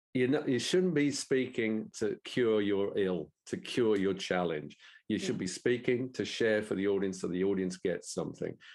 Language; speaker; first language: English; native; English